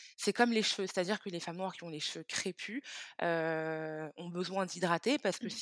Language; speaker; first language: French; early bilingual, other home language; Hebrew